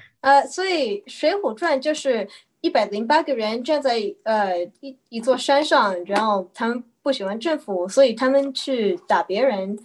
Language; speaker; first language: Chinese; early bilingual, heritage; Chinese